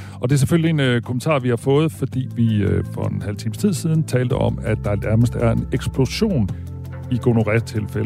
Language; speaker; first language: Danish; native; Danish